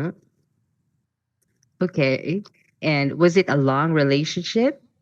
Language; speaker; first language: English; non-native, fluent; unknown